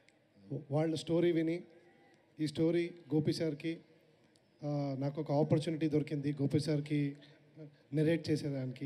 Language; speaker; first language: Telugu; non-native, learner; Kannada